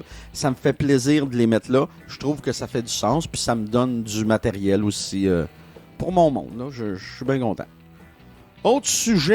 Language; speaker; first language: French; native; French